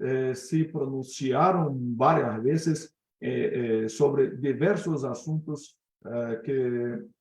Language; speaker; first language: Spanish; non-native, fluent; Portuguese